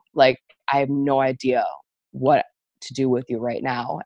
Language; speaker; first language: English; native; English